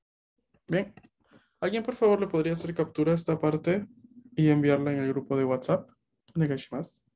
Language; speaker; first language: Spanish; native; Spanish